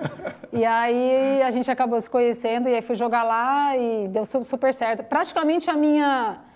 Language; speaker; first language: Portuguese; native; Portuguese